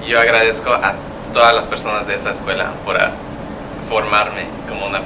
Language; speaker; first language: Spanish; non-native, learner; English